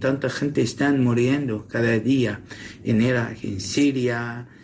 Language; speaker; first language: Spanish; non-native, learner; Assyrian Neo-Aramaic